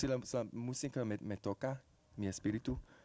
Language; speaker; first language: Spanish; non-native, fluent; English